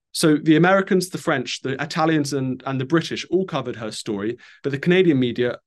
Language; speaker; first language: English; native; English